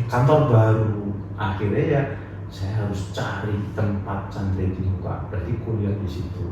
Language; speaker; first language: Indonesian; non-native, local second language; Javanese